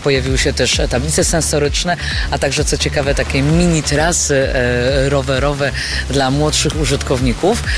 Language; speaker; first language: Polish; native; Polish